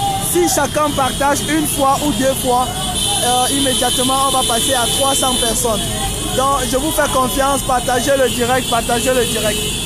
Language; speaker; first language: French; native; French